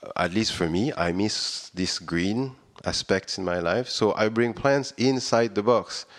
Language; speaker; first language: English; non-native, fluent; French